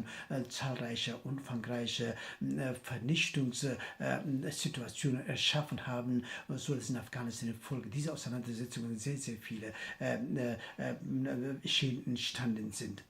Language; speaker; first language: German; non-native, fluent; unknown